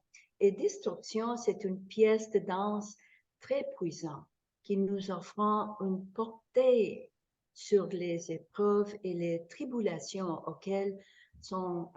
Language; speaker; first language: French; non-native, fluent; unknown